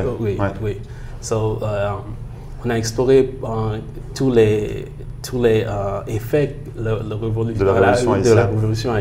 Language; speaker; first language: French; early bilingual, heritage; French